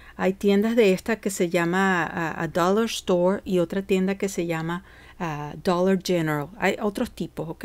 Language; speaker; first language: Spanish; early bilingual, heritage; Spanish